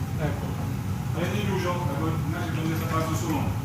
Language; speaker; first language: Polish; non-native, learner; Italian